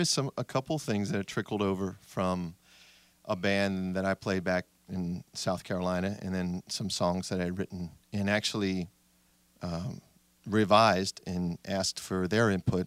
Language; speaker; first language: English; native; English